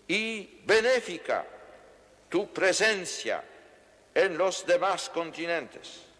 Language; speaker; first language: Spanish; non-native, fluent; Polish